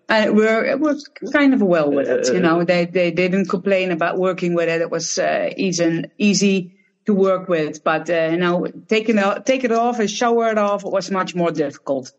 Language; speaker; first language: English; non-native, fluent; Dutch